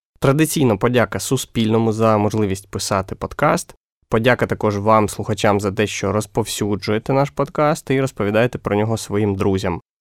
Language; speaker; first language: Ukrainian; native; Ukrainian